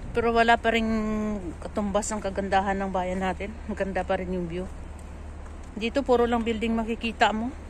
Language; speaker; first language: Filipino; non-native, local second language; Hiligaynon